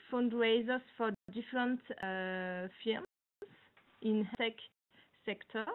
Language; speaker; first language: English; non-native, learner; French